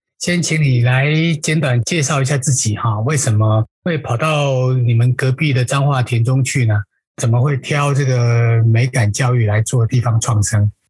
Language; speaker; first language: Chinese; native; Chinese